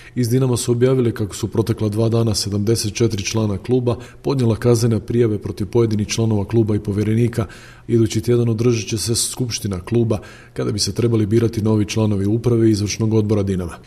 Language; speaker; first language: Croatian; native; Croatian